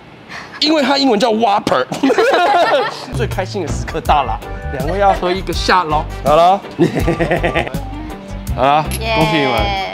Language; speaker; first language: Chinese; native; Chinese